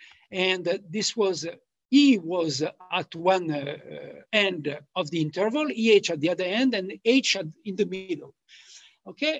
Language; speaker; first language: English; non-native, fluent; French